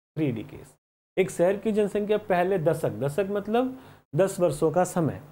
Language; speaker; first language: Hindi; native; Hindi